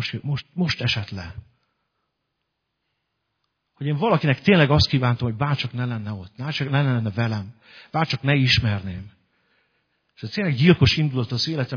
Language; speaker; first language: Hungarian; native; Hungarian